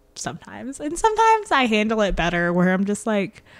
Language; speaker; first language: English; native; English